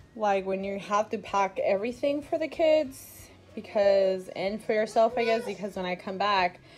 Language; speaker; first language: English; early bilingual, other home language; Spanish